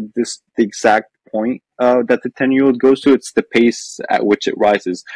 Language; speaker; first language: English; non-native, fluent; Arabic